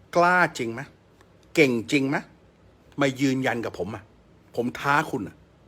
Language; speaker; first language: Thai; native; Thai